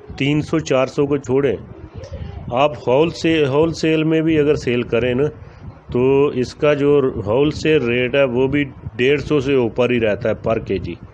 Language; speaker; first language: Urdu; native; Urdu